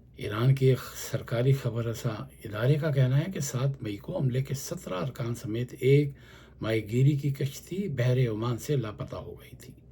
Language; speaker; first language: Urdu; native; Urdu